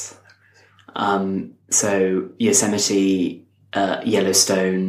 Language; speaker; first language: English; native; English